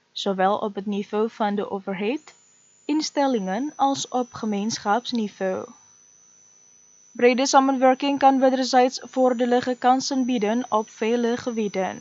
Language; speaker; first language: Dutch; non-native, fluent; Indonesian